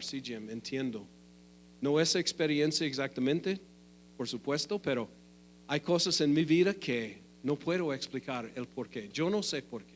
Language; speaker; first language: Spanish; non-native, fluent; English